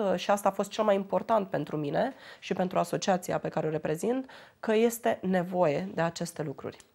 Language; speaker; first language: Romanian; native; Romanian